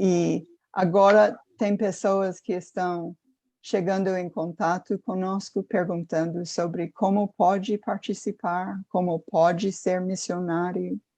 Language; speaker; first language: Portuguese; non-native, fluent; English